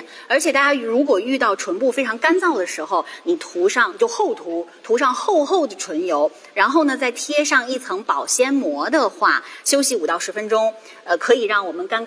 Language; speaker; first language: Chinese; native; Chinese